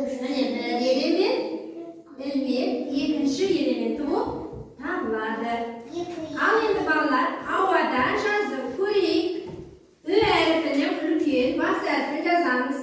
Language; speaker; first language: Kazakh; native; Kazakh